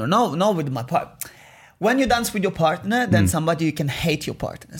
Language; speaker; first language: English; non-native, fluent; Italian